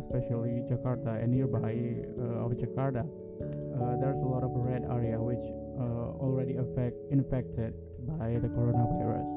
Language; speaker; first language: English; non-native, fluent; Indonesian